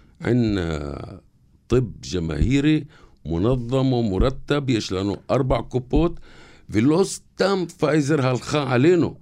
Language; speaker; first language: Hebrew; non-native, local second language; Arabic